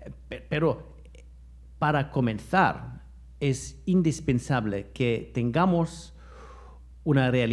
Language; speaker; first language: Spanish; non-native, fluent; German